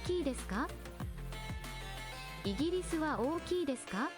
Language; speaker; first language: Japanese; non-native, learner; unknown